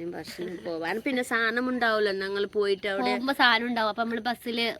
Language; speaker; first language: Malayalam; non-native, local second language; Hindi